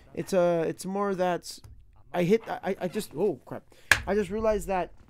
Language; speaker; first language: English; native; English